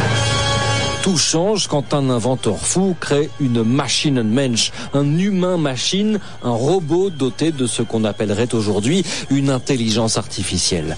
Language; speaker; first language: French; native; French